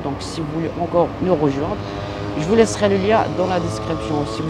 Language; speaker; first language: French; non-native, local second language; Arabic